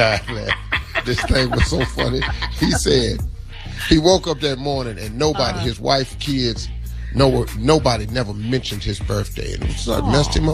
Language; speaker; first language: English; native; English